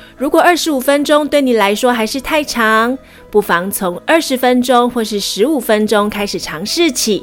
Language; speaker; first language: Chinese; native; Chinese